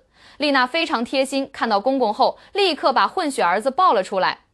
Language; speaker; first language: Chinese; native; Chinese